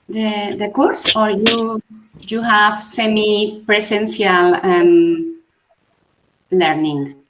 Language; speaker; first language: English; non-native, fluent; Spanish